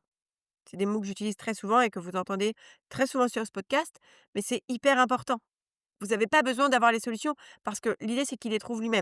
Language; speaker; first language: French; native; French